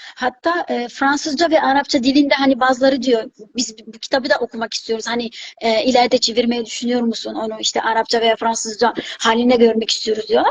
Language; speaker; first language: Turkish; non-native, fluent; Arabic